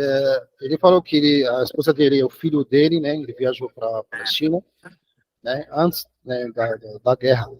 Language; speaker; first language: Portuguese; non-native, fluent; Arabic